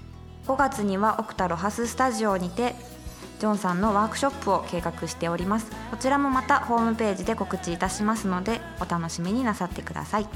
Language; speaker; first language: Japanese; native; Japanese